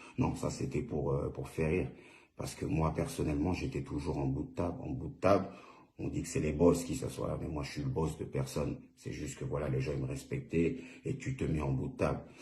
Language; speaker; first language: French; early bilingual, other home language; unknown